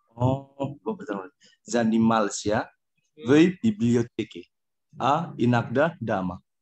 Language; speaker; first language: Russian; non-native, learner; Indonesian